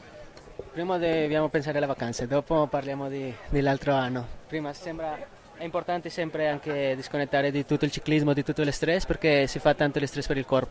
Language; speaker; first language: Italian; non-native, fluent; Spanish